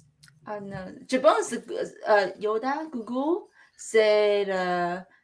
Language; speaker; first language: French; non-native, learner; Chinese